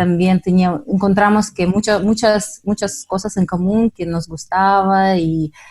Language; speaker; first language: Spanish; non-native, fluent; Russian